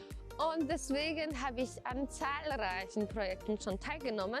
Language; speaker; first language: German; non-native, fluent; Polish